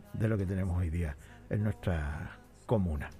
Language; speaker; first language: Spanish; native; Spanish